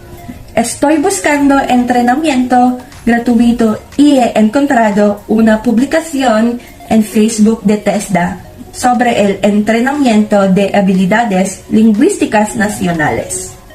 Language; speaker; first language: Spanish; non-native, learner; Filipino